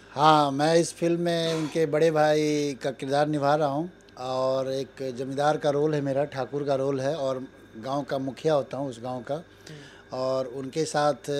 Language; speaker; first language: Hindi; native; Hindi